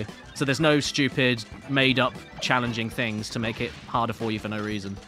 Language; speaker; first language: English; native; English